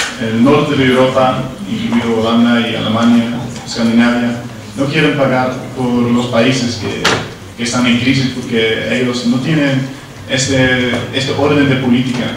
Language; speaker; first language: Spanish; non-native, learner; Dutch